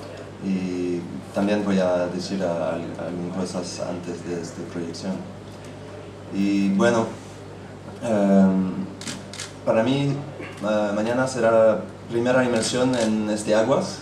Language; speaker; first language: Spanish; non-native, fluent; French